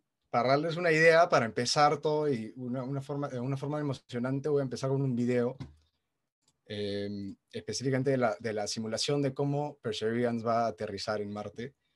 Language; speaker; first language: Spanish; native; Spanish